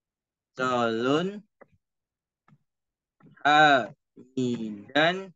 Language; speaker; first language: Arabic; non-native, fluent; Indonesian